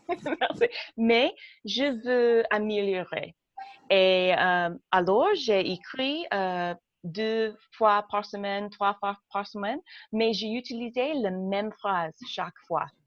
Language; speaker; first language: French; non-native, learner; English